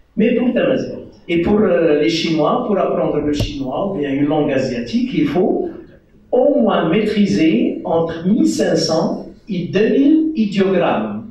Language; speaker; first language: French; non-native, local second language; Central Atlas Tamazight